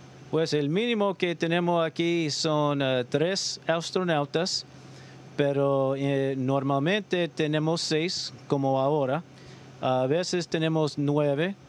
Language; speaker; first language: Spanish; early bilingual, other home language; English